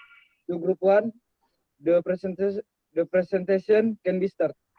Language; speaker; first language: English; non-native, learner; Indonesian